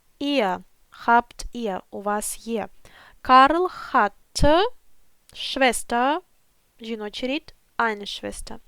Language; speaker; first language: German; non-native, fluent; Ukrainian